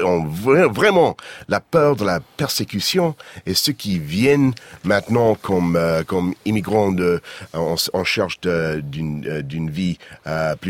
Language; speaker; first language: French; non-native, fluent; English